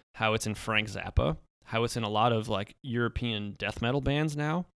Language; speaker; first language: English; early bilingual, other home language; Polish